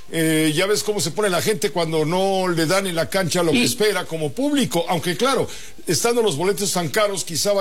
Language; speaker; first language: Spanish; native; Spanish